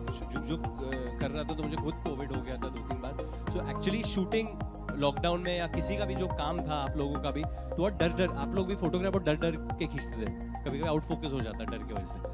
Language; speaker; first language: Hindi; native; Hindi